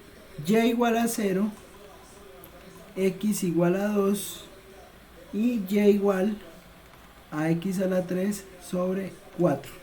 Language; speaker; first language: Spanish; native; Spanish